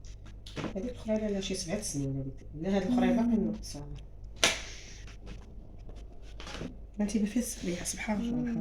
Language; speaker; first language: Arabic; native; Arabic